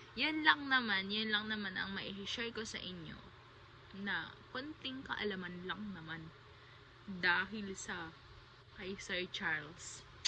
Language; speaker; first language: Filipino; native; Filipino